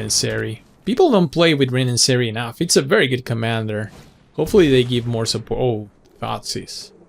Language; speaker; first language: English; non-native, fluent; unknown